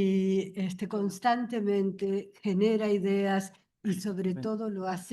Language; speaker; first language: Spanish; native; Spanish